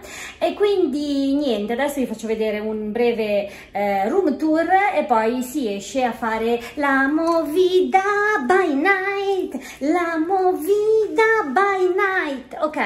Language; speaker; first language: Italian; native; Italian